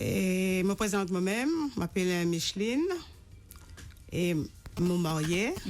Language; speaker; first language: French; non-native, local second language; Morisyen